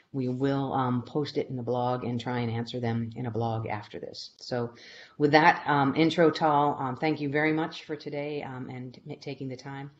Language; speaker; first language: English; native; English